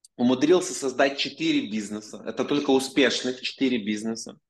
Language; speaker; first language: Russian; non-native, local second language; Ukrainian